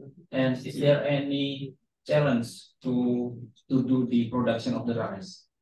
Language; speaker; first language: English; non-native, fluent; Indonesian